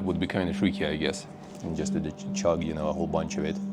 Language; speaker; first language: English; non-native, fluent; Russian